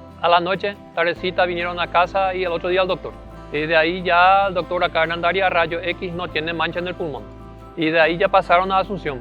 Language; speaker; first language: Spanish; early bilingual, other home language; German